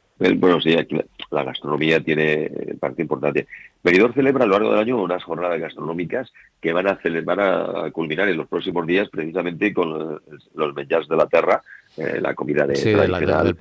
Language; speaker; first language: Spanish; native; Spanish